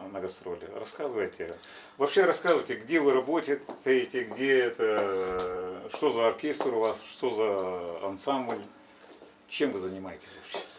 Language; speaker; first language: Russian; non-native, local second language; Yakut